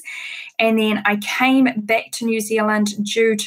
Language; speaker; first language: English; native; English